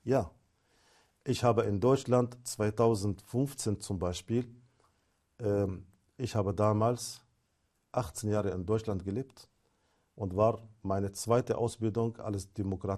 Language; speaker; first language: German; non-native, fluent; Arabic